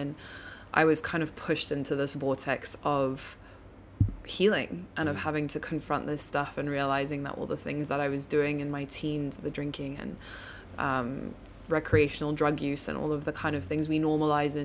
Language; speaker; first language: English; native; English